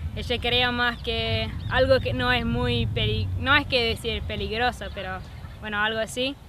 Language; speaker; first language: Spanish; non-native, fluent; English